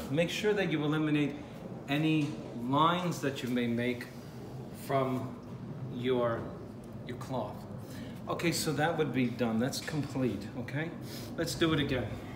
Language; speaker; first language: English; native; English